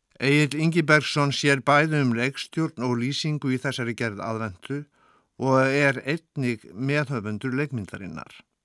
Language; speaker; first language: Icelandic; native; Icelandic